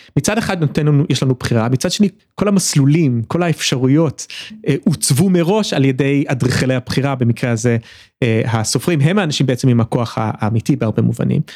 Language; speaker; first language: Hebrew; early bilingual, other home language; English